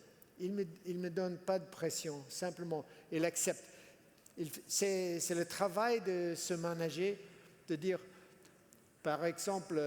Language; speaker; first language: French; non-native, fluent; English